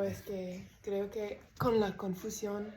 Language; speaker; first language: Spanish; non-native, learner; English